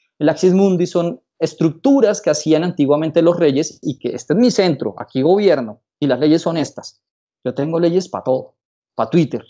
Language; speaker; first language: Spanish; native; Spanish